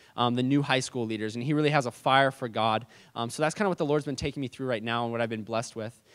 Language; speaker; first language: English; native; English